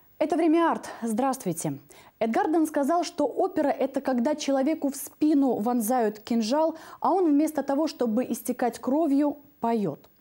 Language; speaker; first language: Russian; native; Russian